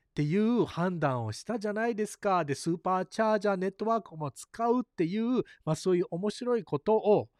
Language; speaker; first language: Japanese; early bilingual, heritage; Japanese